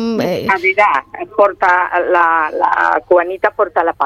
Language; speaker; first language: Catalan; non-native, local second language; Spanish